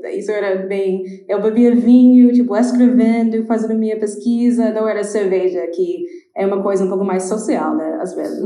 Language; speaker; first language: Portuguese; non-native, fluent; English